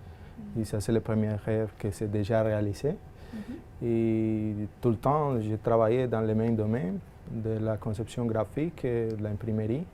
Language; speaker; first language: French; non-native, fluent; Spanish